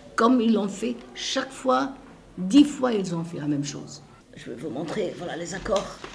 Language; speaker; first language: French; non-native, fluent; Somali